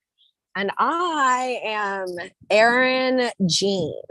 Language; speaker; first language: English; native; English